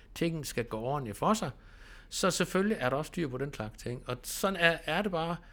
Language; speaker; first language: Danish; native; Danish